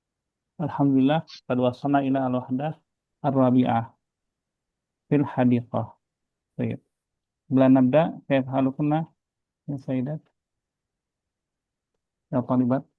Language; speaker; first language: Arabic; non-native, fluent; Indonesian